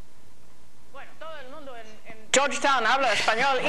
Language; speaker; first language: Spanish; non-native, fluent; English